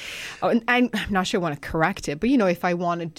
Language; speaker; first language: English; non-native, fluent; French